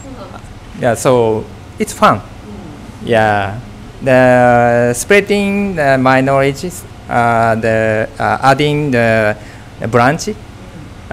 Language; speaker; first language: English; non-native, fluent; Japanese